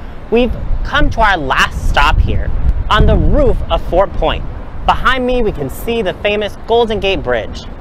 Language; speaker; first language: English; early bilingual, other home language; Spanish